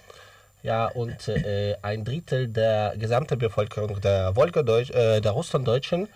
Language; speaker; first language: German; non-native, learner; Russian